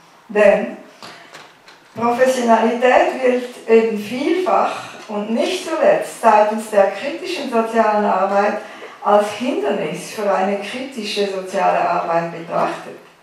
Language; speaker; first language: German; native; German